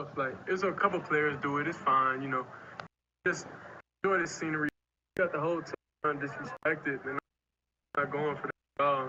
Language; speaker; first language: English; native; English